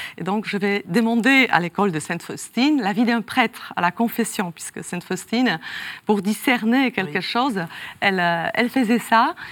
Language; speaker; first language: French; non-native, fluent; Polish